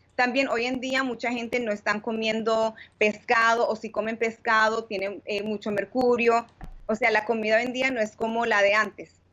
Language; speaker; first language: Spanish; early bilingual, heritage; Spanish